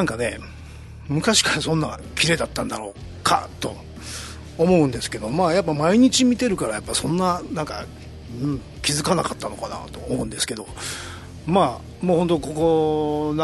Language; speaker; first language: Japanese; native; Japanese